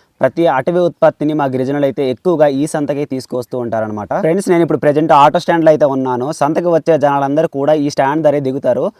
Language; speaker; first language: Telugu; native; Telugu